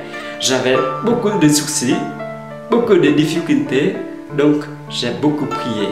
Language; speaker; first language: French; non-native, fluent; Vietnamese